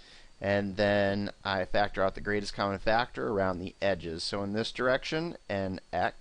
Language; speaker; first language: English; native; English